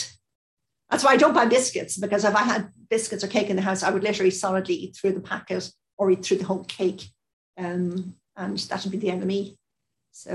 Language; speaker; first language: English; native; English